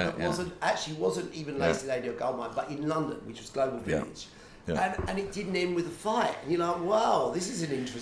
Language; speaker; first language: English; native; English